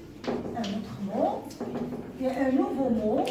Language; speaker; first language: French; non-native, local second language; Arabic